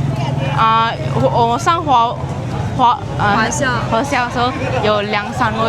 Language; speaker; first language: Chinese; non-native, local second language; Malay